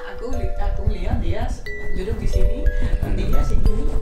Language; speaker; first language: Indonesian; non-native, fluent; Dutch